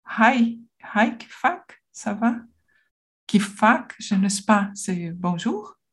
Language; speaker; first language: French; non-native, learner; Portuguese